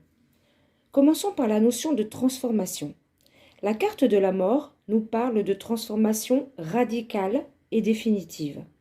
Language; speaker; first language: French; native; French